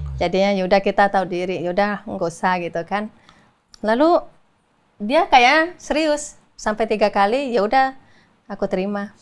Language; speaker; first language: Indonesian; native; Indonesian